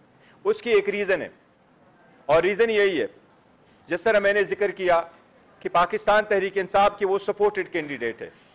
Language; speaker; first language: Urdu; non-native, local second language; Pashto